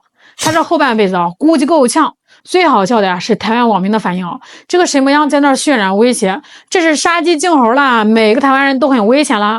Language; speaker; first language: Chinese; native; Chinese